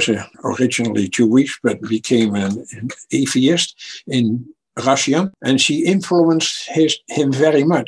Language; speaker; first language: English; non-native, fluent; Dutch